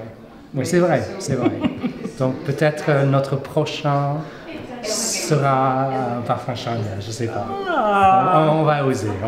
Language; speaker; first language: French; non-native, fluent; English